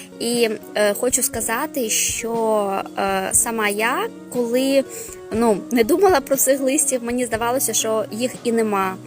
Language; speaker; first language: Ukrainian; non-native, local second language; Russian